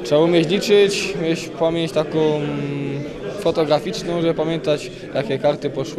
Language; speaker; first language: Polish; native; Polish